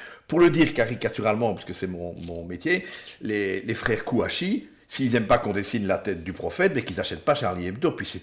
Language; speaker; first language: French; native; French